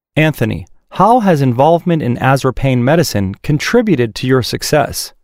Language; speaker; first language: English; native; English